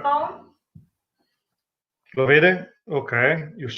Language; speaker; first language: English; non-native, learner; Italian